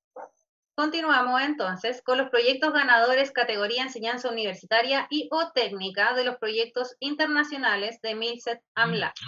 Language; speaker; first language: Spanish; native; Spanish